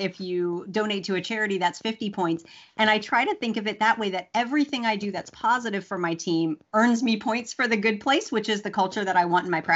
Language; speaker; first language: English; native; English